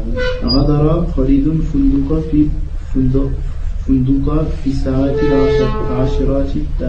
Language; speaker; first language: Arabic; non-native, learner; French